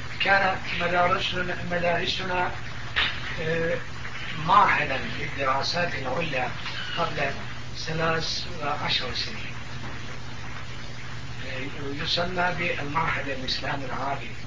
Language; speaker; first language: Arabic; non-native, fluent; Turkish